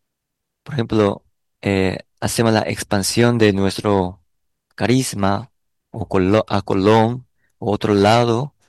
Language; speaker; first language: Spanish; non-native, learner; Korean